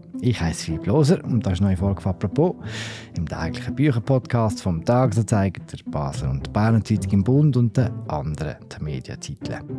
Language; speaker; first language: German; native; German